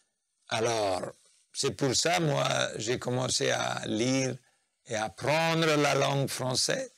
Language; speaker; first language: French; non-native, fluent; Nepali